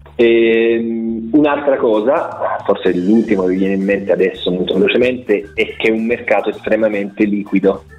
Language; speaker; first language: Italian; native; Italian